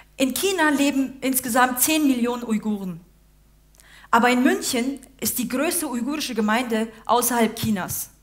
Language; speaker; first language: German; early bilingual, other home language; Uyghur